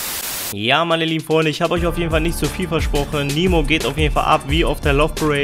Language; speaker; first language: German; native; German